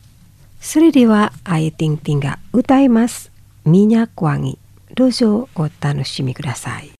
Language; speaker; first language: Japanese; non-native, fluent; Indonesian